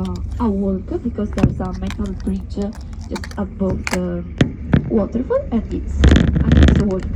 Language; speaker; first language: English; non-native, fluent; Spanish